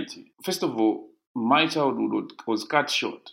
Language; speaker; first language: English; non-native, local second language; Bemba